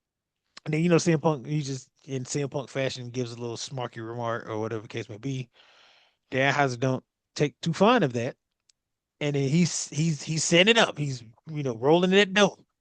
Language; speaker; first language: English; native; English